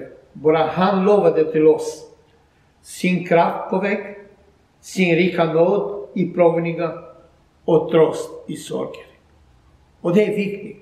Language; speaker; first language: Swedish; non-native, fluent; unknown